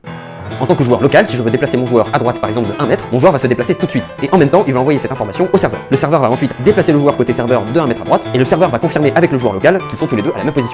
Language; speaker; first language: French; native; French